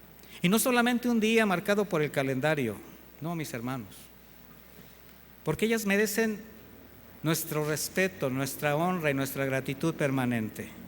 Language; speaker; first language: Spanish; native; Spanish